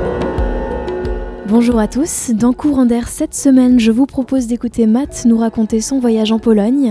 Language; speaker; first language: French; native; French